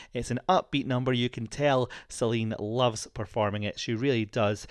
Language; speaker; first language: English; native; English